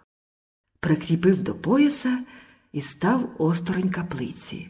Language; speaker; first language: Ukrainian; native; Ukrainian